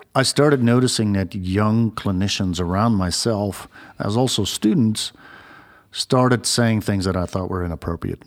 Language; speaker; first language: English; non-native, fluent; Dutch